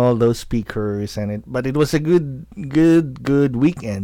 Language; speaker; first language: English; non-native, local second language; Filipino